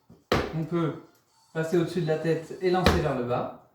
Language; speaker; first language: French; native; French